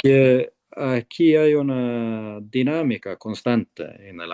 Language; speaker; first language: Spanish; non-native, fluent; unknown